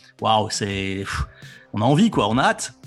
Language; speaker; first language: French; native; French